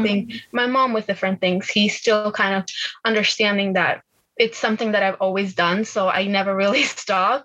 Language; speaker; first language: English; early bilingual, other home language; Spanish